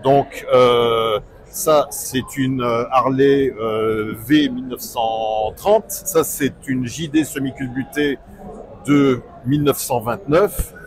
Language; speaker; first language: French; native; French